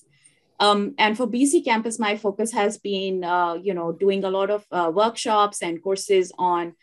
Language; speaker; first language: English; non-native, local second language; Hindi